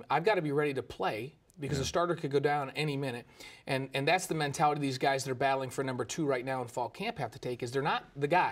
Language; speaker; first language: English; native; English